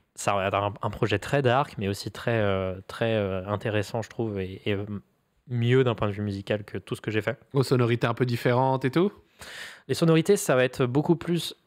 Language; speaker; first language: French; native; French